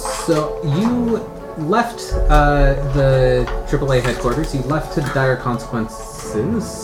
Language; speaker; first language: English; native; English